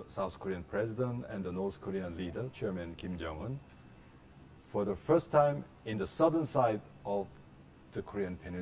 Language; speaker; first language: English; non-native, fluent; Korean